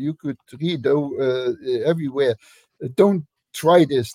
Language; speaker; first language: English; non-native, fluent; Luxembourgish